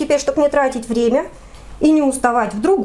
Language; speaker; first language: Russian; native; Russian